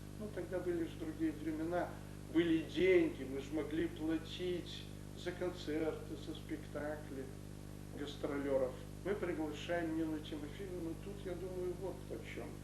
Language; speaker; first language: Russian; native; Russian